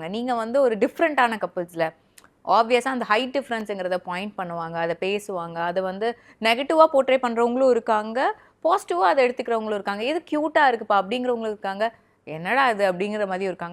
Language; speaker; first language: Tamil; native; Tamil